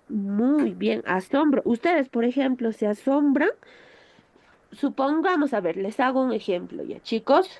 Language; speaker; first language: Spanish; native; Spanish